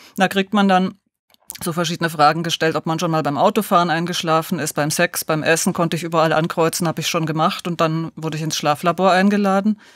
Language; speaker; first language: German; native; German